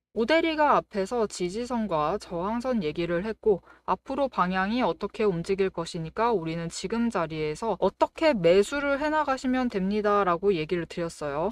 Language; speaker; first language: Korean; native; Korean